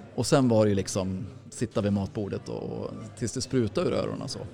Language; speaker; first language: Swedish; native; Swedish